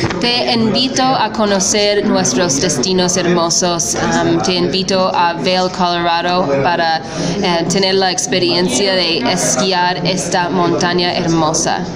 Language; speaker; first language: Spanish; non-native, fluent; English